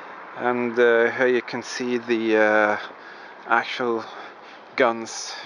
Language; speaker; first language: English; non-native, fluent; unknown